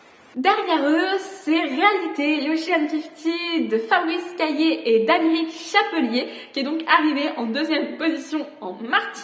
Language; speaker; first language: French; native; French